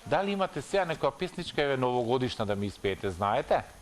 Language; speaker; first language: Macedonian; native; Macedonian